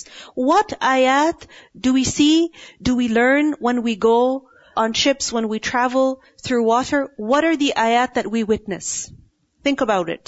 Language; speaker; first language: English; non-native, local second language; Urdu